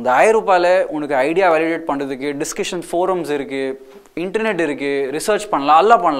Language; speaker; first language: Tamil; non-native, local second language; Hindi